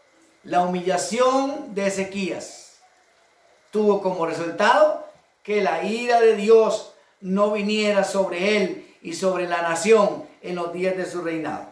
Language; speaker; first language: Spanish; native; Spanish